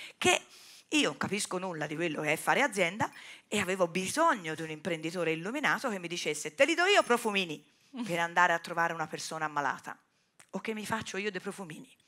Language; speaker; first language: Italian; native; Italian